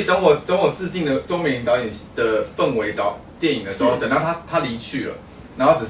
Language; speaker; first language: Chinese; native; Chinese